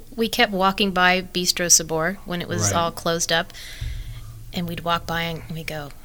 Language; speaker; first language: English; native; English